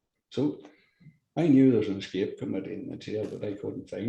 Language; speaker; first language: English; native; English